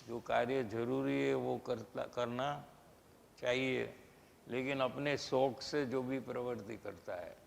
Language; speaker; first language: Hindi; non-native, local second language; Gujarati